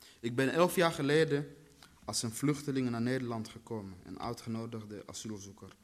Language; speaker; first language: Dutch; early bilingual, other home language; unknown